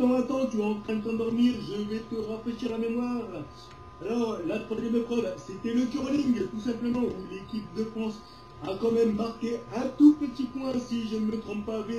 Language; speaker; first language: French; native; French